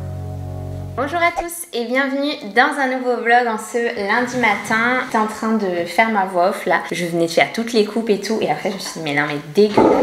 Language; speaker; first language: French; native; French